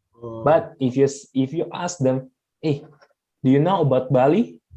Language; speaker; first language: English; non-native, fluent; Indonesian